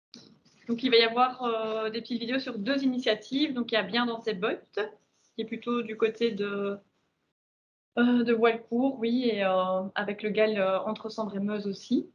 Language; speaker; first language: French; native; French